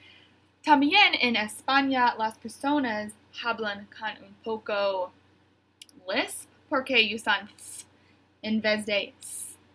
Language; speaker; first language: Spanish; non-native, learner; English